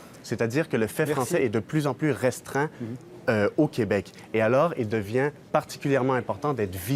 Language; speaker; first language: French; native; French